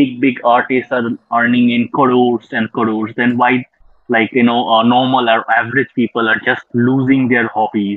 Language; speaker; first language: English; non-native, local second language; Bangla